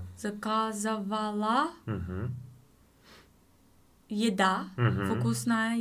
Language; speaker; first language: Russian; non-native, learner; English